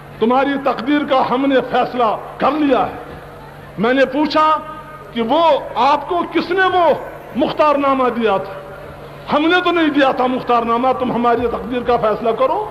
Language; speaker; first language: Urdu; non-native, local second language; Kashmiri